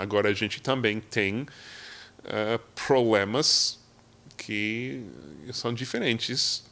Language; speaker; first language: Portuguese; non-native, fluent; English